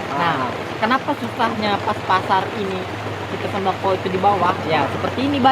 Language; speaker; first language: Indonesian; native; Indonesian